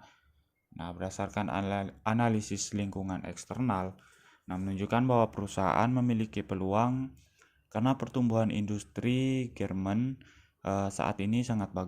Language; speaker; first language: Indonesian; native; Indonesian